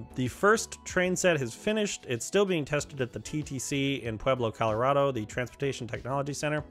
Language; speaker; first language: English; native; English